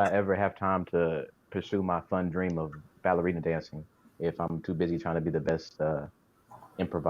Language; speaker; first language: English; native; English